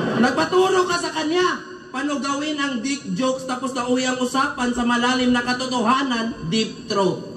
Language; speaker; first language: Filipino; non-native, local second language; Cebuano